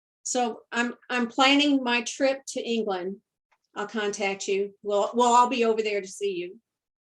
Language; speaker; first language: English; native; English